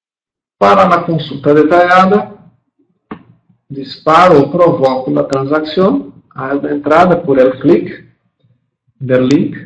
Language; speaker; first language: Spanish; non-native, fluent; Portuguese